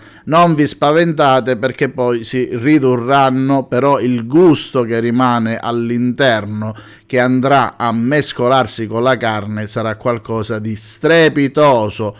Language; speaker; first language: Italian; native; Italian